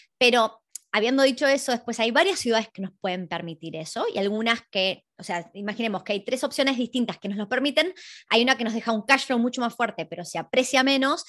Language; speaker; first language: Spanish; native; Spanish